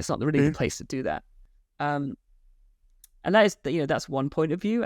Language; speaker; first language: English; native; English